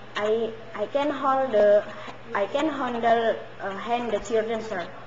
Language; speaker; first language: English; non-native, learner; Indonesian